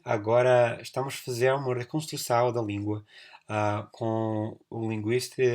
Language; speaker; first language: Portuguese; non-native, fluent; English